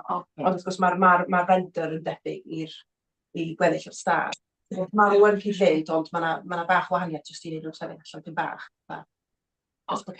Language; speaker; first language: Welsh; native; Welsh